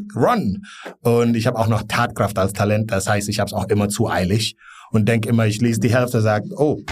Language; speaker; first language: German; non-native, fluent; Wolof